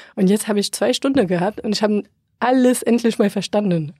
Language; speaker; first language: German; non-native, fluent; French